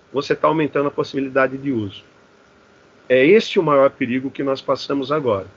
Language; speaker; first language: Portuguese; native; Portuguese